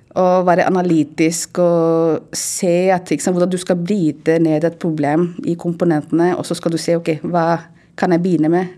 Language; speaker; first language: Norwegian; non-native, fluent; Hindi